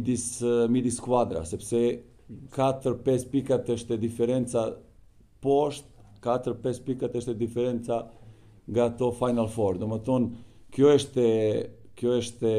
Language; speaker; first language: Albanian; non-native, learner; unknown